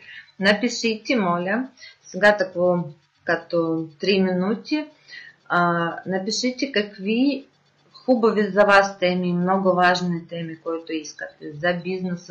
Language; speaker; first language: Bulgarian; non-native, fluent; Russian